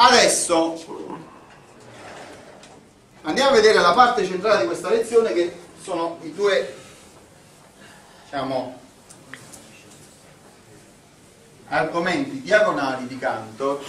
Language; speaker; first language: Italian; native; Italian